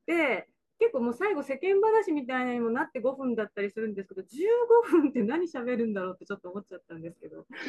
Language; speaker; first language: Japanese; native; Japanese